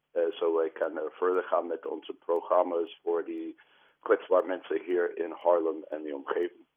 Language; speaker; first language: Dutch; non-native, fluent; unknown